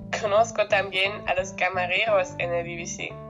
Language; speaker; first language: Spanish; non-native, learner; German